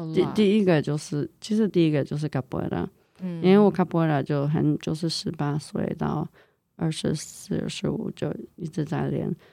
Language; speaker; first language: Chinese; non-native, fluent; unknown